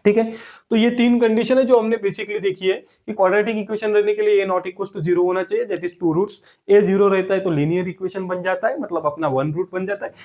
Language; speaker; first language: Hindi; non-native, local second language; Marathi